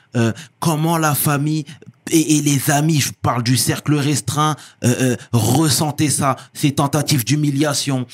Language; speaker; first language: French; native; French